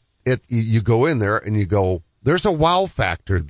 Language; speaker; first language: English; native; English